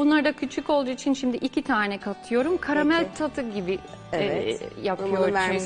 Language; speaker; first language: Turkish; non-native, fluent; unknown